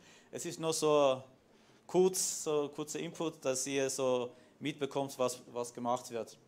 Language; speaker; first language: German; non-native, fluent; Armenian